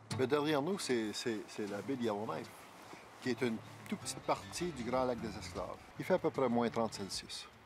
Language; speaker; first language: French; native; French